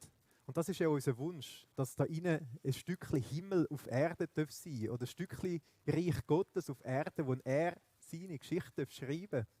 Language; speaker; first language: German; native; German